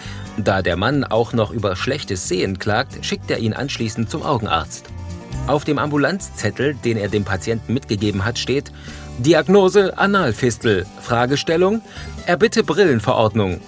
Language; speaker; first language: German; native; German